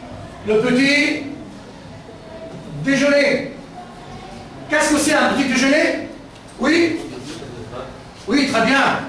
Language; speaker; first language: French; non-native, fluent; Arabic